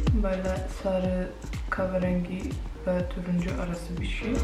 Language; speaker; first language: Turkish; non-native, fluent; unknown